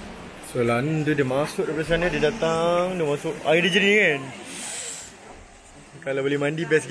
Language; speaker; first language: Malay; native; Malay